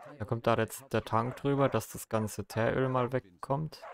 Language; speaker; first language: German; native; German